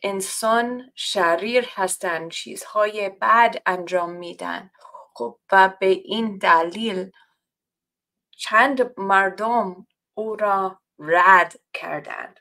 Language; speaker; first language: Persian; non-native, fluent; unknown